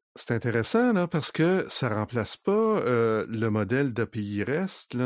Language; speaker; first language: French; native; French